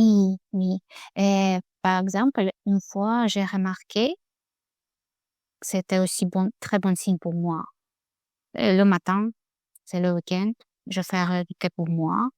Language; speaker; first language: French; non-native, learner; Russian